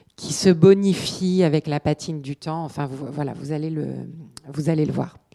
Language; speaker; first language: French; native; French